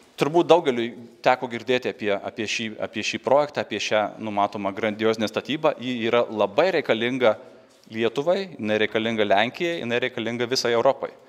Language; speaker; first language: Lithuanian; native; Lithuanian